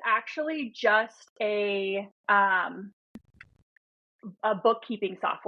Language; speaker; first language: English; native; English